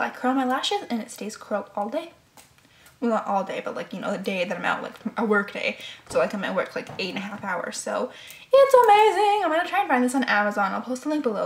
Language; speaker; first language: English; native; English